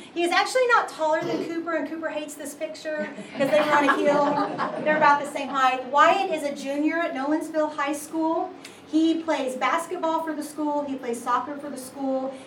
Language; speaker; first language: English; native; English